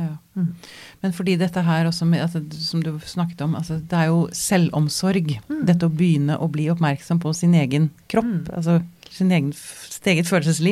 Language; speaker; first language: Norwegian; native; Norwegian